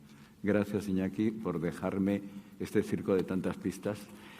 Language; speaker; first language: Spanish; native; Spanish